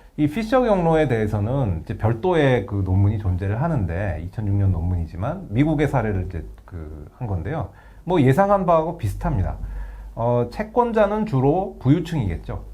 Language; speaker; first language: Korean; native; Korean